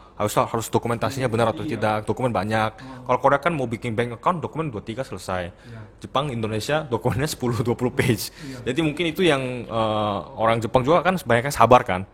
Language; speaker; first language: Indonesian; early bilingual, other home language; Korean